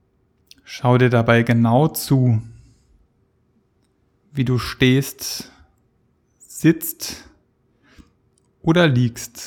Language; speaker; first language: German; native; German